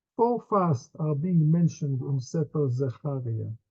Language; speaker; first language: English; non-native, fluent; Hebrew